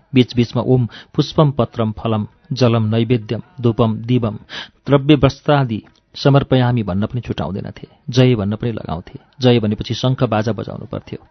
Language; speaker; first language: Nepali; native; Nepali